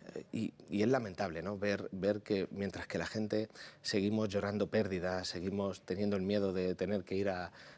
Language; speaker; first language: Spanish; native; Spanish